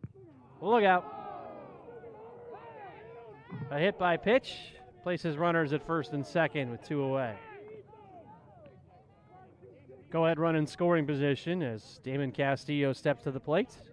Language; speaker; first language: English; native; English